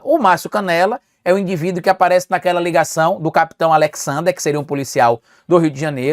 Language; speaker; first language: Portuguese; native; Portuguese